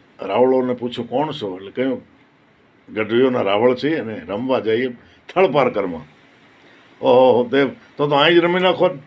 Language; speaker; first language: Gujarati; native; Gujarati